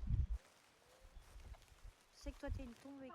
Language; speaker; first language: French; native; French